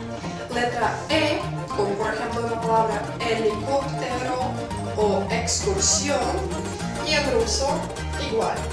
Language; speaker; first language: Spanish; non-native, fluent; Russian